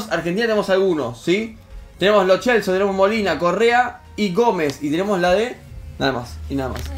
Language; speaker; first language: Spanish; native; Spanish